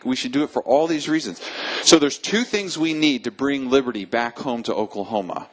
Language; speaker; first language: English; native; English